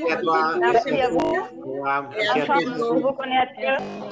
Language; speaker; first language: French; non-native, learner; Spanish